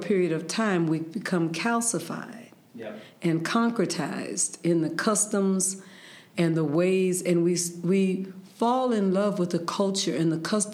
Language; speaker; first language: English; native; English